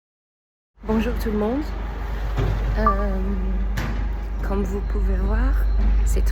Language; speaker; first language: French; non-native, learner; English